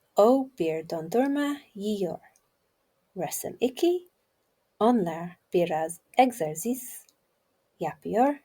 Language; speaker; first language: Turkish; non-native, learner; English